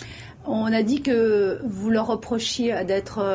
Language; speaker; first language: French; native; French